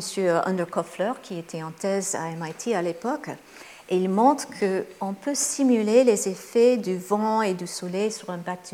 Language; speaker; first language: French; non-native, fluent; English